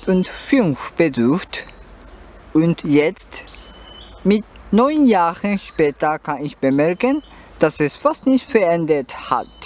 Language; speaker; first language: German; non-native, learner; Japanese